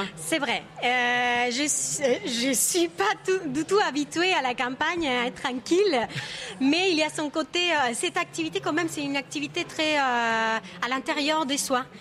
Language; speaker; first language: French; non-native, fluent; Spanish